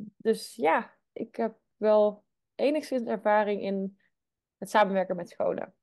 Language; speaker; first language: Dutch; native; Dutch